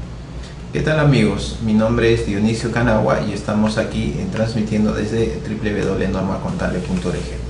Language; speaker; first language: Spanish; native; Spanish